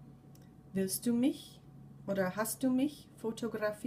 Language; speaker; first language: German; non-native, fluent; English